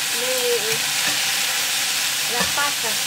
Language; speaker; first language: French; non-native, learner; Vietnamese